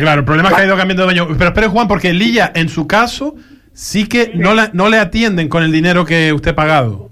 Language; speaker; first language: Spanish; native; Spanish